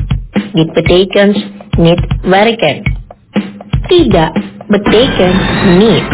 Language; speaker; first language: Dutch; non-native, learner; Indonesian